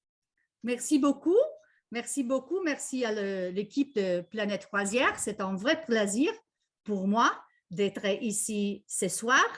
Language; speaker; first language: French; non-native, fluent; Italian